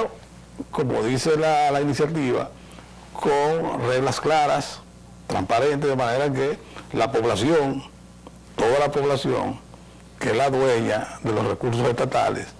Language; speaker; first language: Spanish; native; Spanish